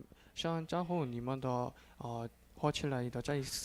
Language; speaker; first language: Chinese; non-native, learner; Korean